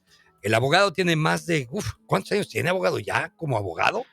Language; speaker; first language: Spanish; native; Spanish